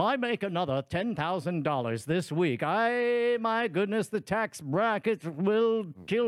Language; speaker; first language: English; native; English